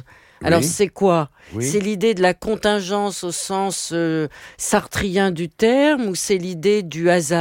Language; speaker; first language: French; native; French